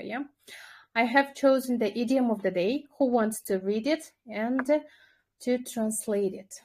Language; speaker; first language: English; non-native, fluent; Kyrgyz